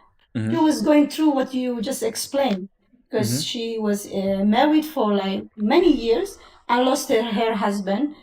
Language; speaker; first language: English; non-native, fluent; Italian